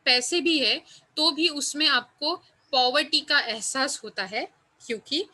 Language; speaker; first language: Hindi; non-native, local second language; Marathi